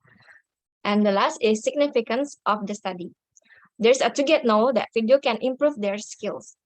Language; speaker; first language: English; non-native, learner; Indonesian